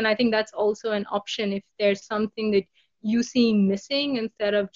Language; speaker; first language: English; non-native, local second language; Bangla